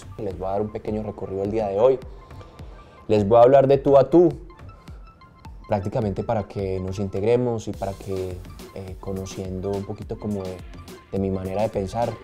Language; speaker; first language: Spanish; native; Spanish